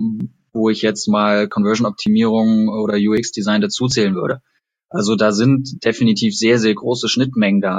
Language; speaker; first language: German; native; German